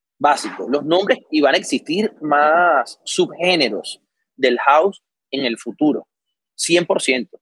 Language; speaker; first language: Spanish; native; Spanish